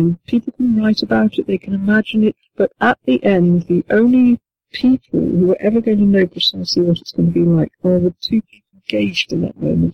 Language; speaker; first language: English; native; English